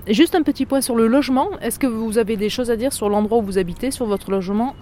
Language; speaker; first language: French; native; French